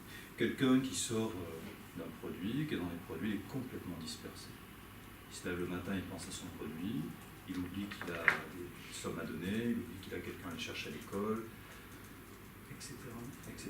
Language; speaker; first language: French; native; French